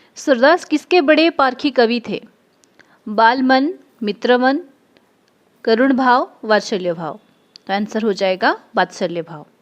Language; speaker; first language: Hindi; non-native, local second language; Odia